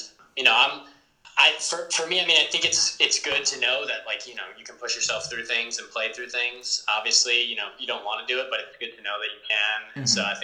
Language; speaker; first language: English; native; English